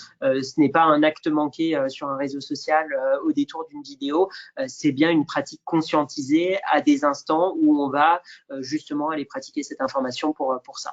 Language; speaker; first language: French; native; French